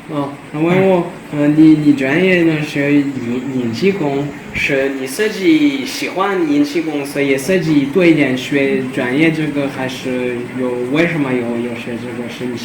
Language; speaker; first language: Chinese; non-native, learner; French